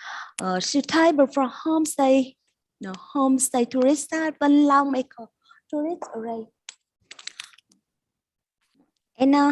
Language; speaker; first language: English; non-native, learner; Vietnamese